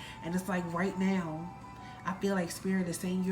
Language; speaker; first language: English; native; English